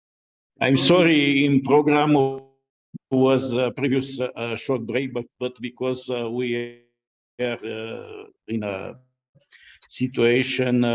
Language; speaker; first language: English; non-native, fluent; Romanian